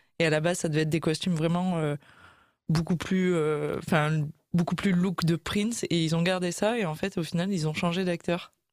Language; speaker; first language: French; native; French